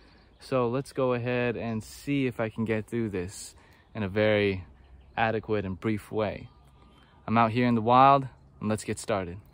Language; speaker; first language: English; native; English